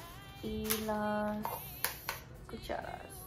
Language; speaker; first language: Spanish; early bilingual, heritage; Spanish